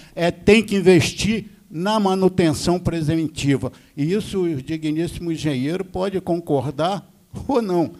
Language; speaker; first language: Portuguese; native; Portuguese